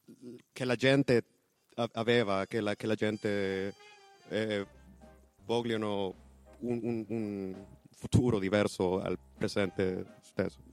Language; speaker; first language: Italian; non-native, learner; Spanish